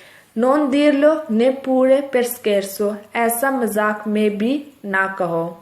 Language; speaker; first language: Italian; non-native, fluent; Urdu